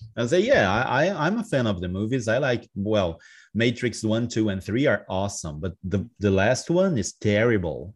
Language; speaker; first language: English; non-native, fluent; Portuguese